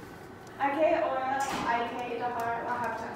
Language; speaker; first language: Spanish; non-native, learner; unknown